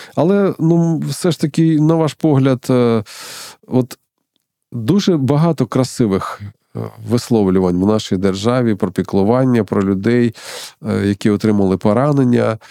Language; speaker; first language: Ukrainian; native; Ukrainian